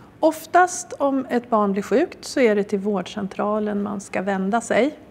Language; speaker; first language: Swedish; native; Swedish